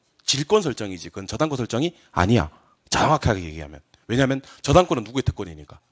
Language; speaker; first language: Korean; native; Korean